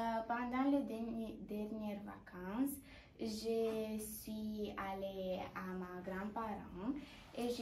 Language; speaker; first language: French; non-native, learner; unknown